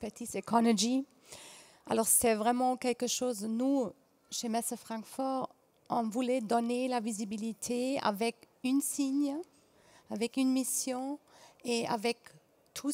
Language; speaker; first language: French; non-native, fluent; German